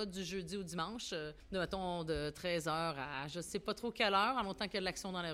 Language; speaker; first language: French; native; French